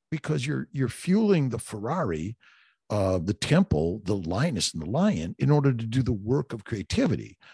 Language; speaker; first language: English; native; English